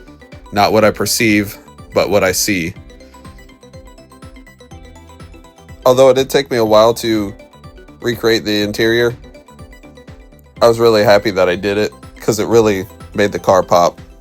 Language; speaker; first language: English; native; English